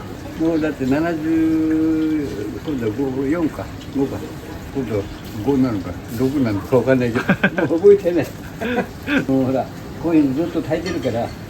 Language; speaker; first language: Japanese; native; Japanese